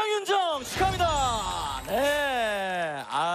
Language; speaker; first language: Korean; native; Korean